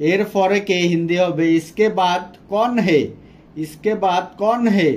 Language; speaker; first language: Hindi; non-native, fluent; Bangla